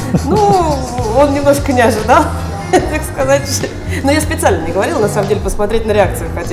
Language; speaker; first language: Russian; native; Russian